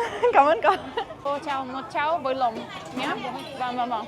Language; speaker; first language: Vietnamese; non-native, learner; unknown